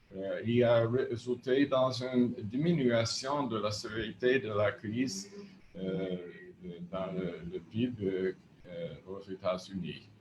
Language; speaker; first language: French; non-native, fluent; English